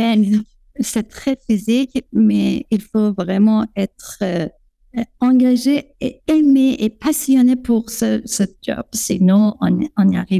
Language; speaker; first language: French; non-native, fluent; Persian